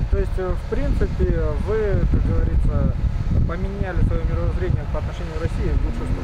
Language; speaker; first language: Russian; native; Russian